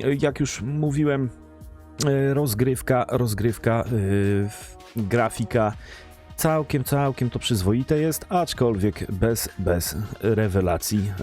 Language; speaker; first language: Polish; native; Polish